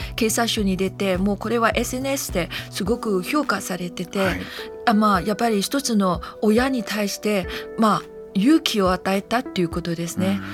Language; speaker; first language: Japanese; non-native, fluent; Chinese